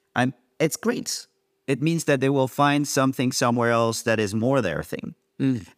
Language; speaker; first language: English; non-native, fluent; French